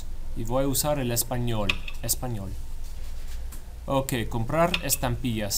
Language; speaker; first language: Spanish; non-native, fluent; English